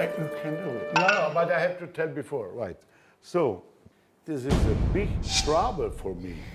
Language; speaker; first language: English; non-native, learner; Italian